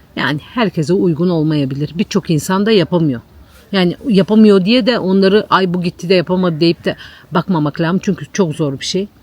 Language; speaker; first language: Turkish; native; Turkish